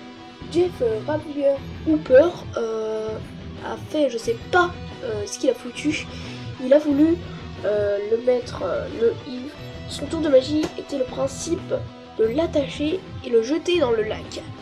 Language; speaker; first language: French; native; French